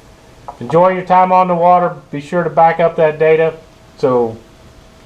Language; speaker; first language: English; native; English